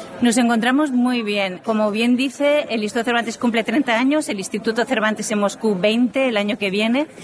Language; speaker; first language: Spanish; native; Spanish